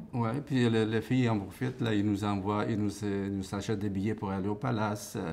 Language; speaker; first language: French; non-native, fluent; Spanish